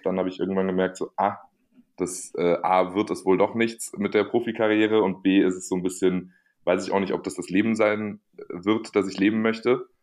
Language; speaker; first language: German; native; German